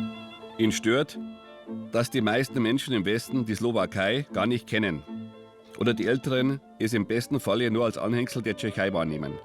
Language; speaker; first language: German; native; German